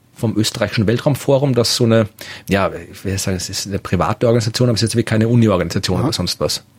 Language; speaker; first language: German; native; German